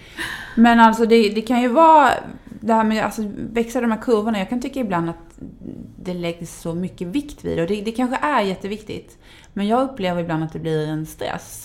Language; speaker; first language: Swedish; native; Swedish